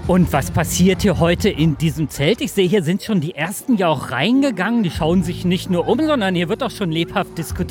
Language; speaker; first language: German; native; German